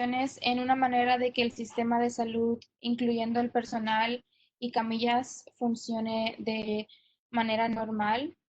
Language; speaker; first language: Spanish; non-native, fluent; English